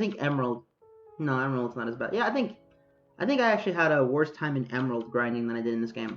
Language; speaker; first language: English; native; English